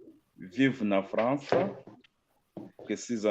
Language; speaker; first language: Portuguese; non-native, fluent; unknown